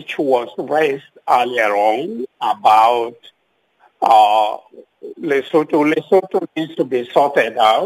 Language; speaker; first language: English; non-native, local second language; Luo (Kenya and Tanzania)